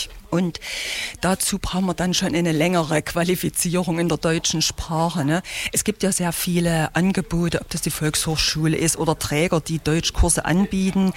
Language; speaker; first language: German; native; German